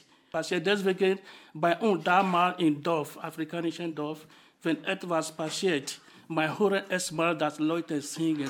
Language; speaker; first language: German; non-native, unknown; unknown